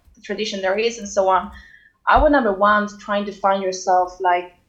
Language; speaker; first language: English; non-native, fluent; Swedish